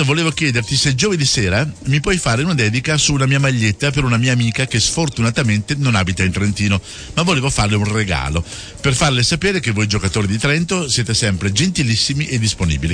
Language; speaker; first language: Italian; native; Italian